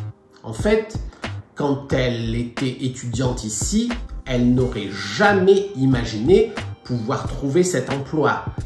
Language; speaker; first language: French; non-native, fluent; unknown